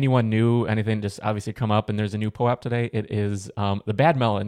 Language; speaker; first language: English; native; English